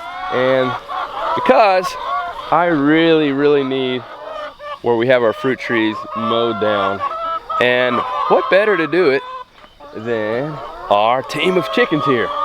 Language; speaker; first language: English; native; English